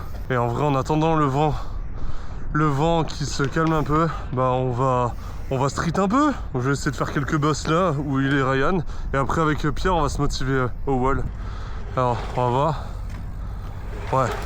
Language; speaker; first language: French; native; French